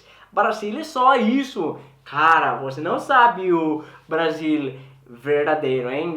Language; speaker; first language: Portuguese; non-native, learner; Swedish